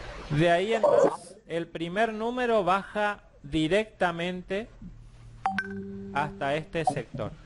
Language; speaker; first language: Spanish; native; Spanish